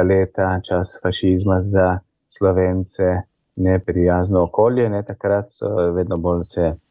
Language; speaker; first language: Slovenian; early bilingual, heritage; Slovenian